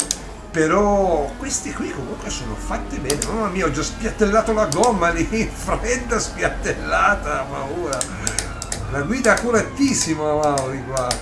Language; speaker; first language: Italian; native; Italian